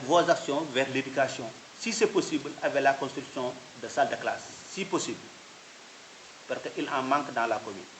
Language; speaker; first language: French; non-native, local second language; Wolof